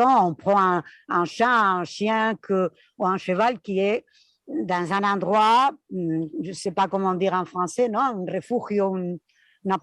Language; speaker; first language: French; non-native, fluent; Spanish